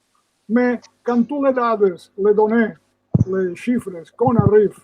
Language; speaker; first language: French; non-native, fluent; Spanish